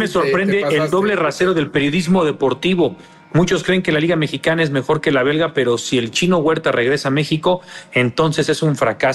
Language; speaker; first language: Spanish; native; Spanish